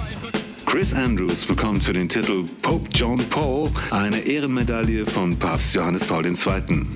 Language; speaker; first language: German; native; German